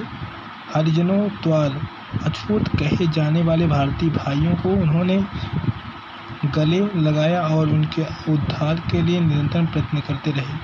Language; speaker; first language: Hindi; native; Hindi